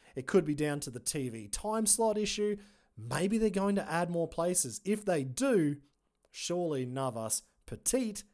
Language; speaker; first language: English; native; English